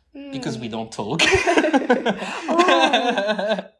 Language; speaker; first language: English; non-native, fluent; French